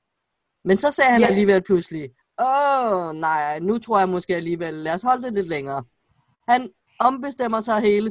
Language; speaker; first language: Danish; native; Danish